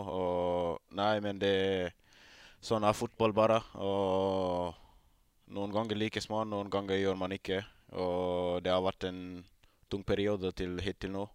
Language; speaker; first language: Norwegian; non-native, fluent; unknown